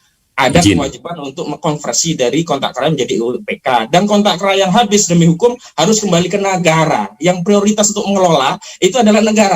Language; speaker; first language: Indonesian; native; Indonesian